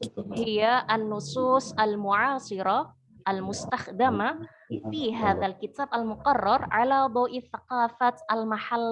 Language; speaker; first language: Arabic; non-native, fluent; Indonesian